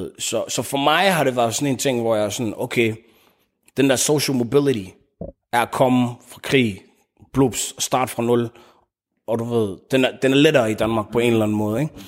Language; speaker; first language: Danish; early bilingual, other home language; Tigrinya